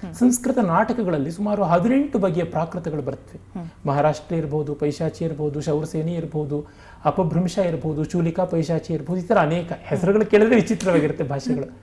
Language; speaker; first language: Kannada; non-native, local second language; Tamil